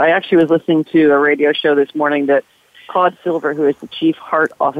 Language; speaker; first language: English; native; English